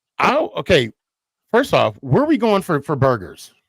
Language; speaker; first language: English; native; English